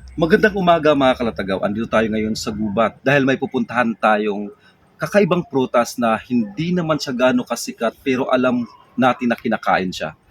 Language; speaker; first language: Filipino; non-native, local second language; Cebuano